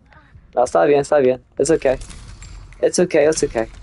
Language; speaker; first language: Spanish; non-native, learner; English